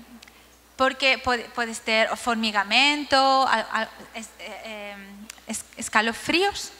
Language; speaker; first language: Portuguese; non-native, learner; Spanish